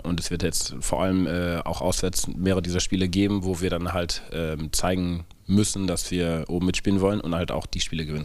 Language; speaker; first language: German; native; German